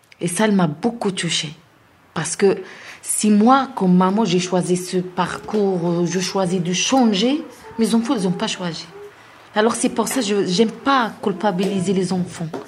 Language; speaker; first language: French; non-native, learner; Arabic